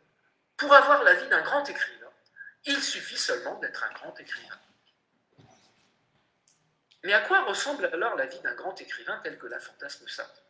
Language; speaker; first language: French; native; French